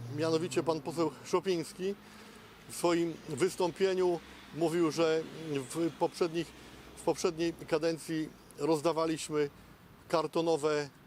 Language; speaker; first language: Polish; native; Polish